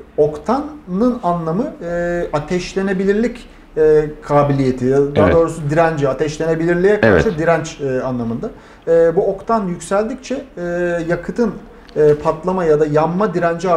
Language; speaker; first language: Turkish; native; Turkish